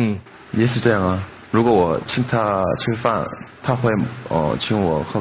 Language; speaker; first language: Chinese; non-native, fluent; Korean